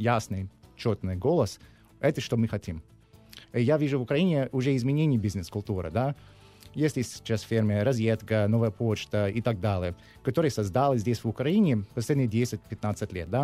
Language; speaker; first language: Russian; non-native, learner; English